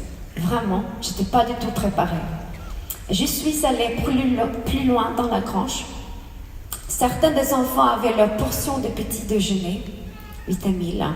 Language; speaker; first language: French; non-native, fluent; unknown